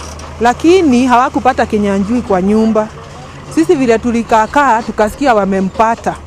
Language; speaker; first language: Swahili; native; Swahili